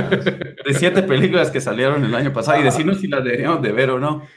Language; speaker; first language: Spanish; native; Spanish